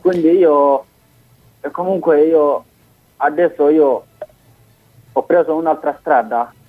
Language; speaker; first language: Italian; non-native, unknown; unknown